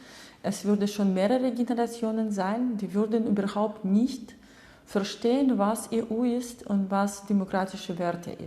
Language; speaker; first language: German; non-native, learner; Belarusian